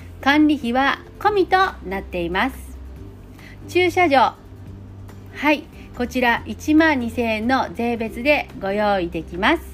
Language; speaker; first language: Japanese; native; Japanese